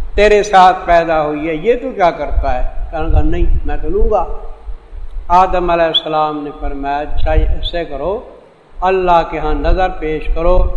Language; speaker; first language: Urdu; native; Urdu